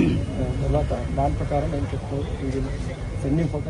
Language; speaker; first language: Telugu; non-native, learner; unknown